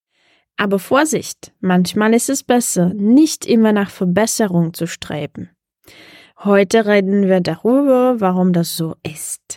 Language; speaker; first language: German; non-native, fluent; Czech